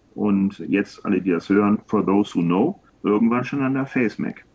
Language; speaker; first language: German; native; German